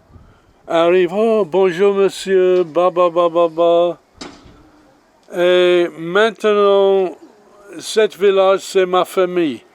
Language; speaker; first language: French; non-native, learner; English